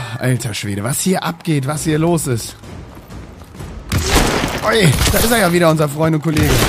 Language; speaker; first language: German; native; German